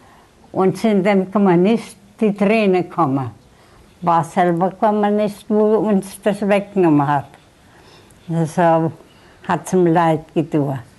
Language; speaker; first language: German; early bilingual, heritage; German